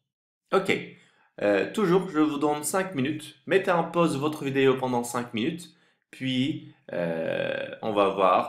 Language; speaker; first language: French; non-native, fluent; Turkish